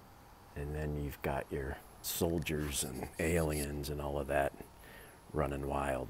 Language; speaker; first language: English; native; English